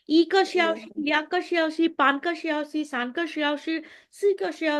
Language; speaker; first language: Chinese; non-native, fluent; Hindi